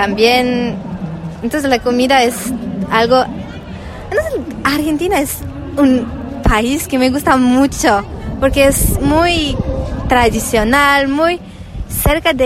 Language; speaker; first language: Spanish; non-native, learner; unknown